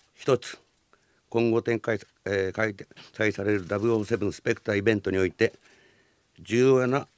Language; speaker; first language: Japanese; native; Japanese